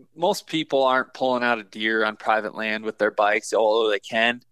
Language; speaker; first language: English; native; English